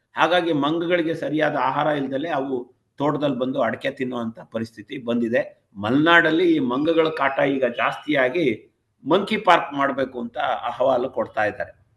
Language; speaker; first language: Kannada; non-native, local second language; Tamil